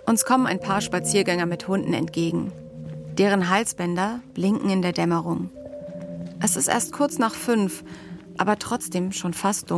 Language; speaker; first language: German; native; German